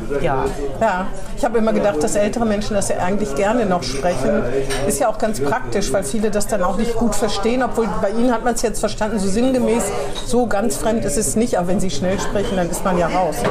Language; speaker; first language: German; native; German